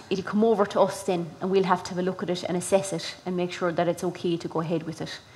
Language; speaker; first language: English; native; English